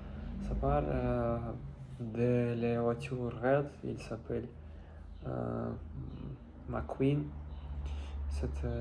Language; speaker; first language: French; non-native, learner; Russian